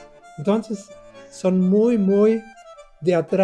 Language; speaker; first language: Spanish; non-native, learner; German